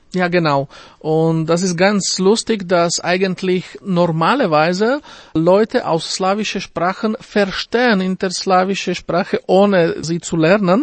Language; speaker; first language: German; non-native, fluent; Slovak